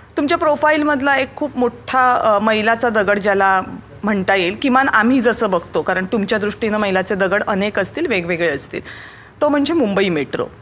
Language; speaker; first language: Marathi; native; Marathi